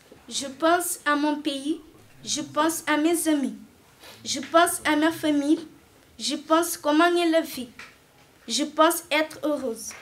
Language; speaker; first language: French; non-native, learner; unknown